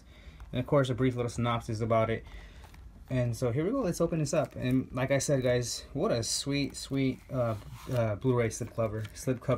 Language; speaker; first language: English; native; English